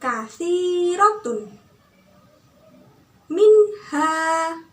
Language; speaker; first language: Arabic; non-native, learner; Indonesian